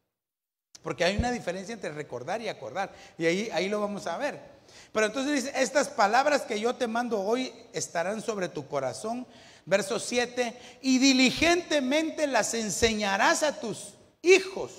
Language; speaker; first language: Spanish; native; Spanish